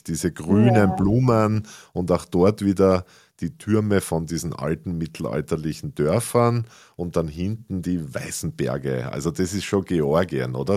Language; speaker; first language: German; native; German